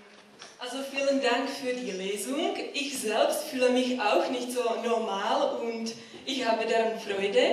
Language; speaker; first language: German; non-native, fluent; Czech